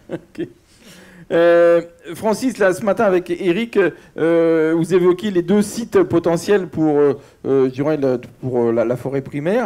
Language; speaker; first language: French; native; French